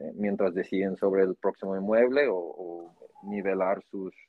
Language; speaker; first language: Spanish; non-native, fluent; English